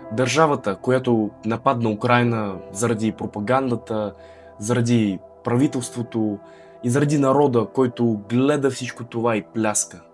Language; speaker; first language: Bulgarian; early bilingual, other home language; Russian